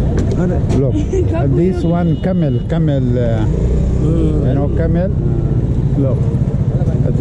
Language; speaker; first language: English; non-native, learner; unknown